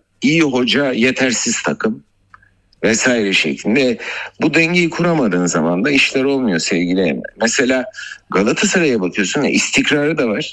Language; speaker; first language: Turkish; native; Turkish